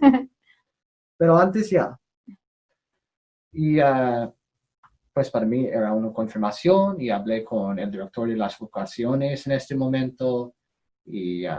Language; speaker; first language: Spanish; non-native, learner; English